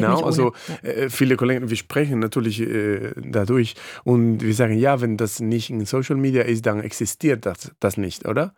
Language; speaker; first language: German; non-native, fluent; Spanish